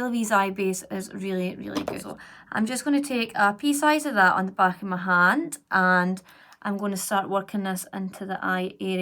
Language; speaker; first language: English; native; English